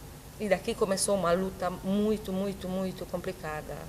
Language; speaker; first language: Portuguese; non-native, learner; Romanian